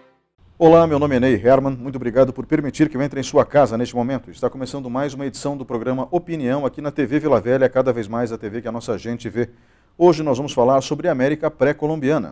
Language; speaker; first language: Portuguese; native; Portuguese